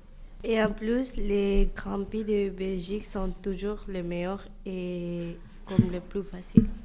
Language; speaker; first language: French; non-native, fluent; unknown